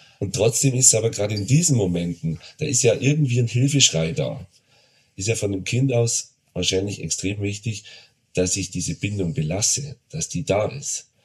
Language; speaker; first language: German; native; German